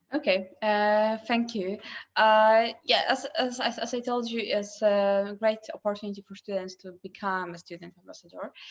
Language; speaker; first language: English; non-native, fluent; Polish